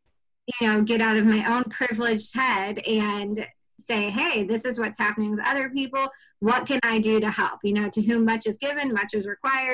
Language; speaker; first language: English; native; English